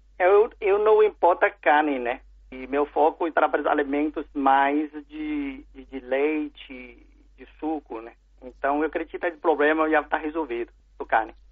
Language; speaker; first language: Portuguese; non-native, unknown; Chinese